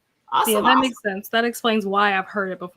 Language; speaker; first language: English; native; English